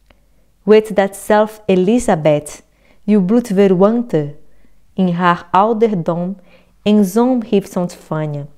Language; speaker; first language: Dutch; non-native, fluent; Portuguese